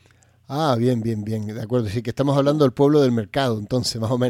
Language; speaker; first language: Spanish; native; Spanish